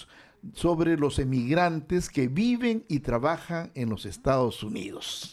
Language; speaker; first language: Spanish; native; Spanish